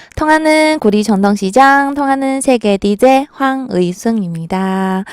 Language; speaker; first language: Korean; non-native, fluent; Chinese